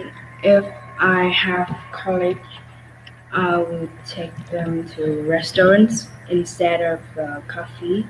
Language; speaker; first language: English; non-native, learner; Vietnamese